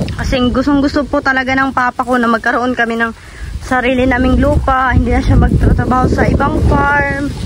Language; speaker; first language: Filipino; non-native, local second language; Cebuano